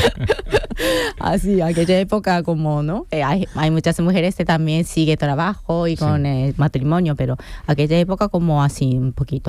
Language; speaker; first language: Spanish; non-native, fluent; Japanese